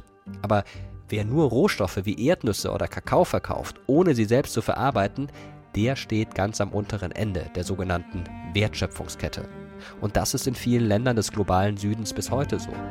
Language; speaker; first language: German; native; German